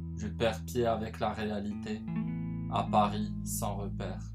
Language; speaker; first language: French; non-native, local second language; Arabic